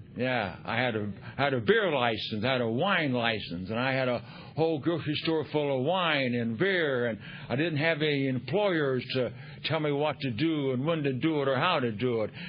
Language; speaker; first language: English; native; English